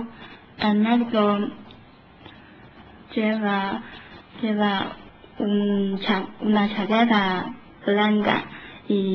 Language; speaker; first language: Spanish; non-native, learner; Chinese